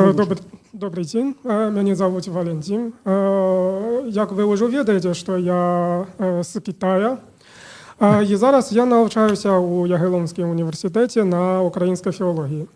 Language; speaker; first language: Ukrainian; non-native, fluent; Chinese